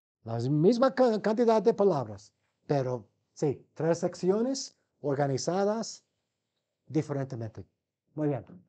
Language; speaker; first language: Spanish; non-native, fluent; English